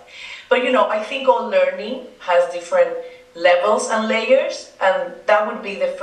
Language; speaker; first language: English; non-native, fluent; Spanish